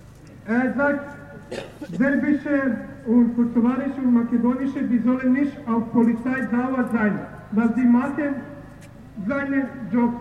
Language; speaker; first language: German; non-native, learner; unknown